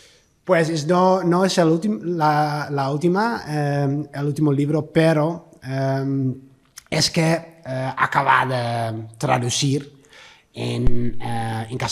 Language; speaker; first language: Spanish; non-native, learner; Dutch